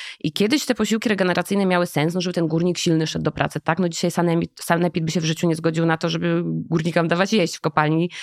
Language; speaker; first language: Polish; native; Polish